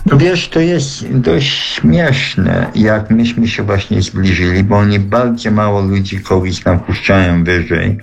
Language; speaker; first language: Polish; early bilingual, heritage; Polish